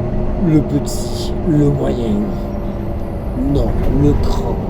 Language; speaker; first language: French; native; French